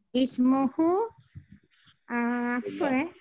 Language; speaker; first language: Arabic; non-native, learner; Malay